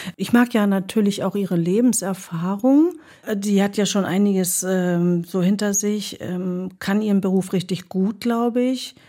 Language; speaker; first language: German; early bilingual, other home language; Greek